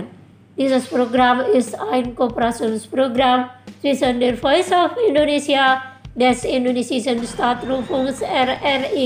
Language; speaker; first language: German; non-native, fluent; Indonesian